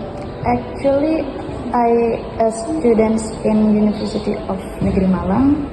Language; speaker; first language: English; non-native, fluent; Indonesian